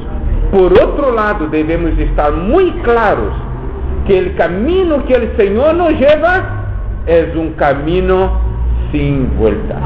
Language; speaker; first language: Spanish; non-native, fluent; Portuguese